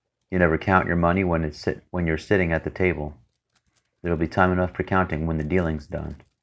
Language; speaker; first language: English; native; English